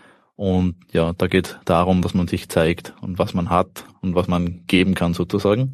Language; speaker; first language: German; native; German